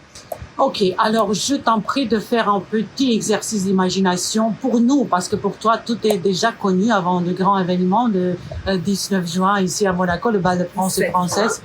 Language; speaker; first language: French; non-native, fluent; Romanian